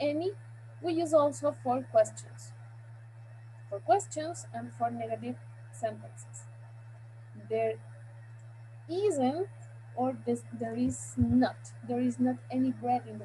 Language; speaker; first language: English; non-native, fluent; Spanish